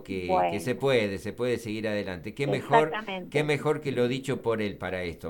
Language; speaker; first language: Spanish; native; Spanish